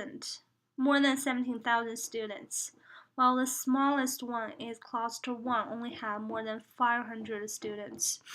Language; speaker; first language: English; non-native, fluent; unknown